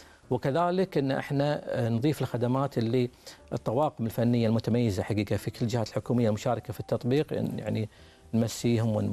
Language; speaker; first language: Arabic; native; Arabic